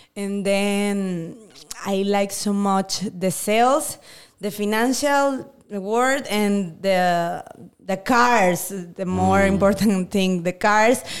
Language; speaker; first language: English; non-native, learner; Spanish